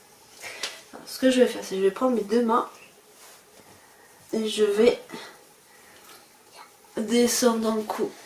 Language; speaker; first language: French; native; French